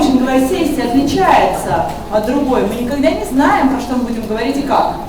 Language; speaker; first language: Russian; native; Russian